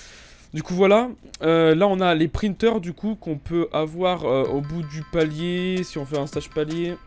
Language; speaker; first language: French; native; French